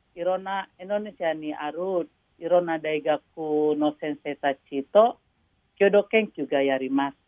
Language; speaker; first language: Japanese; non-native, fluent; Indonesian